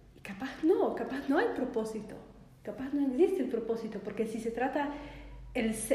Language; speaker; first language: Spanish; non-native, fluent; Polish